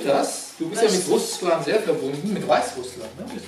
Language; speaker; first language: German; non-native, fluent; Georgian